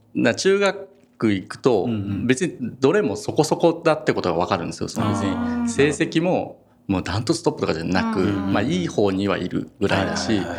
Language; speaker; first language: Japanese; native; Japanese